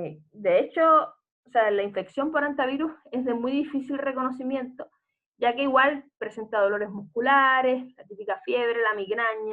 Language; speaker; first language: Spanish; native; Spanish